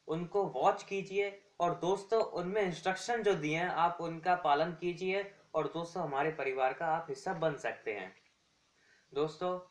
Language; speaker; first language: Hindi; native; Hindi